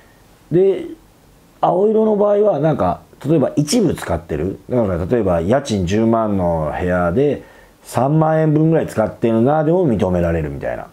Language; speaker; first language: Japanese; native; Japanese